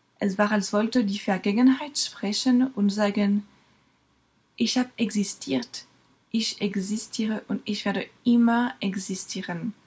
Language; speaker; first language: German; non-native, fluent; French